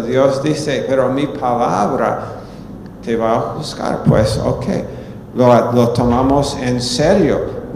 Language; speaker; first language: Spanish; non-native, fluent; English